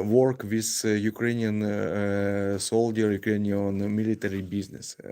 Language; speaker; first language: English; non-native, learner; Ukrainian